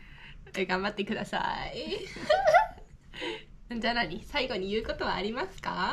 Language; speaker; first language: Japanese; native; Japanese